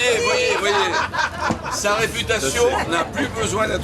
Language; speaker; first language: French; native; French